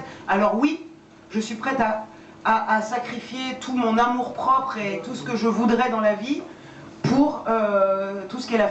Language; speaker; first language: French; early bilingual, other home language; Persian